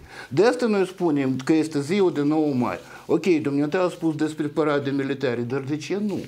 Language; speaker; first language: Romanian; non-native, local second language; Russian